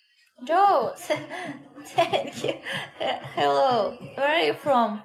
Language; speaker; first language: English; non-native, learner; Russian